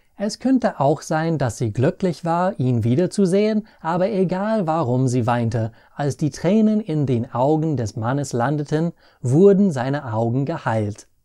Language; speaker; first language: German; non-native, fluent; English